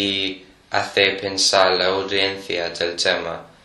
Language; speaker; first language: Spanish; non-native, learner; English